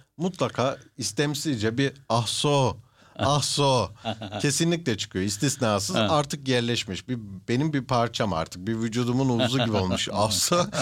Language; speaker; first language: Turkish; early bilingual, heritage; Turkish